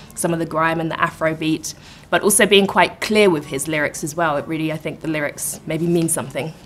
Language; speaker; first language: English; native; English